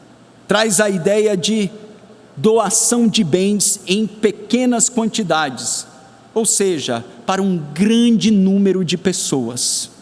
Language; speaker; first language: Portuguese; native; Portuguese